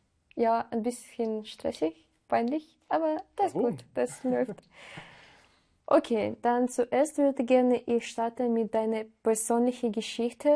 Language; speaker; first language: German; non-native, fluent; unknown